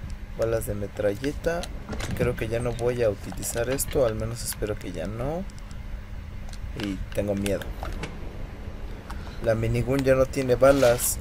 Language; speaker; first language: Spanish; native; Spanish